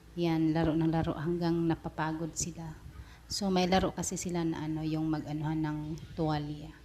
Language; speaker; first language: Filipino; non-native, local second language; Cebuano